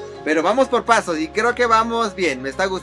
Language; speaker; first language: Spanish; native; Spanish